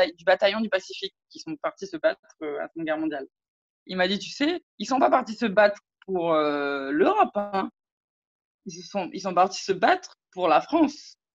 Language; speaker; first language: French; native; French